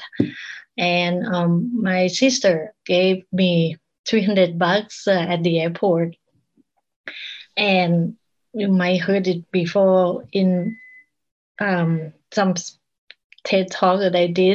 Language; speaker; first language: English; non-native, learner; Thai